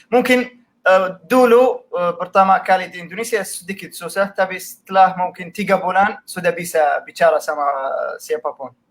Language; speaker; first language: Indonesian; non-native, fluent; Arabic